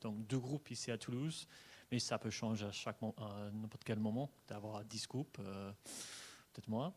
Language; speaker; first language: French; non-native, fluent; English